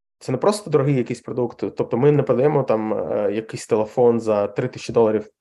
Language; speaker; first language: Ukrainian; non-native, local second language; Russian